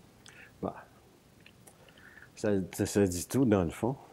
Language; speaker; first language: French; native; French